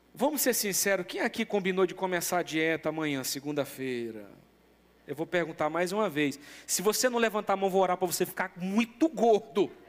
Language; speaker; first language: Portuguese; native; Portuguese